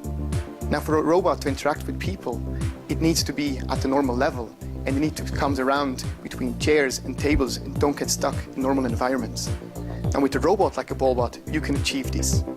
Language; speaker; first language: English; non-native, fluent; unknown